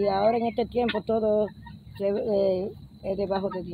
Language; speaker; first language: Spanish; native; Spanish